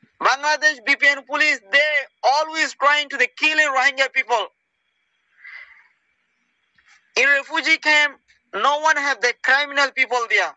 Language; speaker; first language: English; non-native, learner; Rohingya